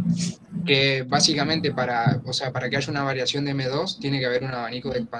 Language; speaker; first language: Spanish; native; Spanish